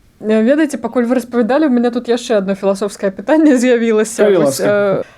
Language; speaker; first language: Belarusian; non-native, local second language; Russian